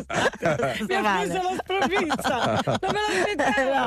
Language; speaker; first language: Italian; native; Italian